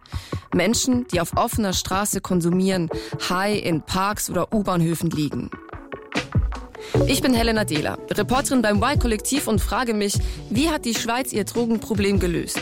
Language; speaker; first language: German; native; German